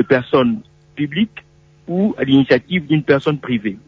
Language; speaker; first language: French; non-native, local second language; Lingala